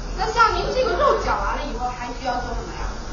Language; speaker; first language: Chinese; native; Chinese